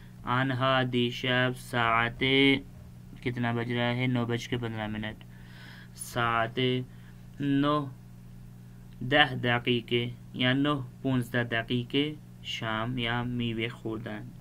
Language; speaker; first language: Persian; non-native, fluent; Urdu